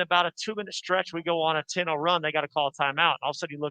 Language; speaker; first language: English; native; English